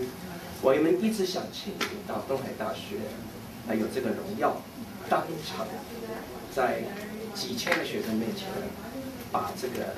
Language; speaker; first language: Chinese; native; Chinese